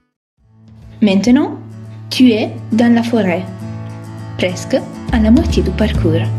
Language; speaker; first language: French; non-native, learner; Italian